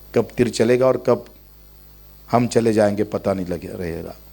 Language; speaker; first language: Hindi; non-native, local second language; Marathi